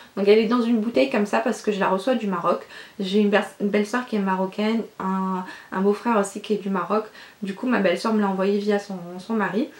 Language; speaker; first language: French; non-native, local second language; Arabic